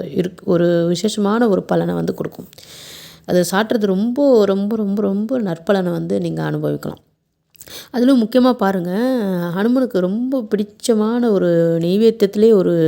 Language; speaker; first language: Tamil; non-native, local second language; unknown